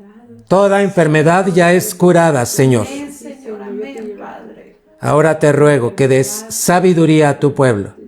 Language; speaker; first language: Spanish; native; Spanish